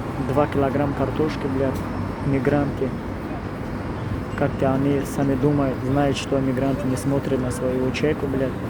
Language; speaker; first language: Russian; non-native, learner; Tajik